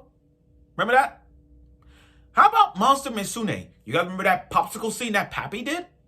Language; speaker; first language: English; native; English